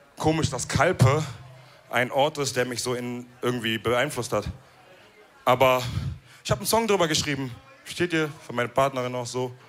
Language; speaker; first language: German; early bilingual, other home language; Wolof